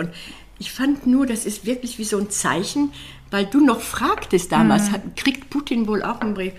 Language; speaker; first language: German; native; German